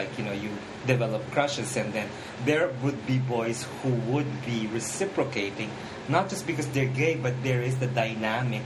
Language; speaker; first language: English; non-native, local second language; Filipino